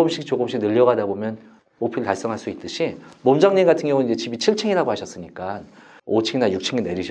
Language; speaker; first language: Korean; native; Korean